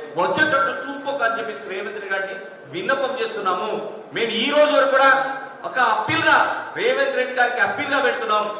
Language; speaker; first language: Telugu; non-native, local second language; Lambadi